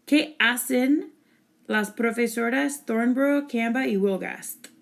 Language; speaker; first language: Spanish; non-native, fluent; English